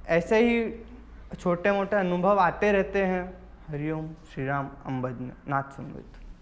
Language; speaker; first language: Hindi; native; Hindi